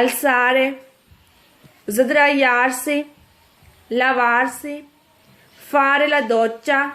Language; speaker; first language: Italian; non-native, fluent; Urdu